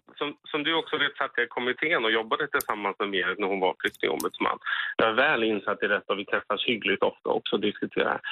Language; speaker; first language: Swedish; native; Swedish